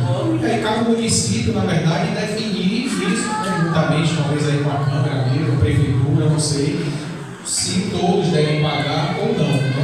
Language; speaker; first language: Portuguese; native; Portuguese